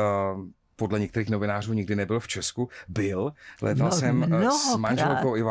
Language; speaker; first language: Czech; native; Czech